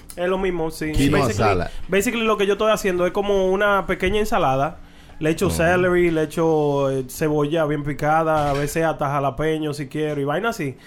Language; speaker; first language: Spanish; native; Spanish